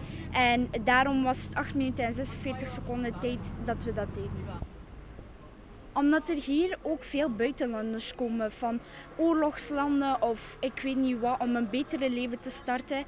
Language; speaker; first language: Dutch; early bilingual, other home language; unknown